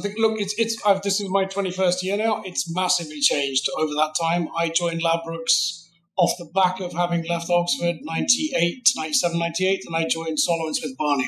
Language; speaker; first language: English; native; English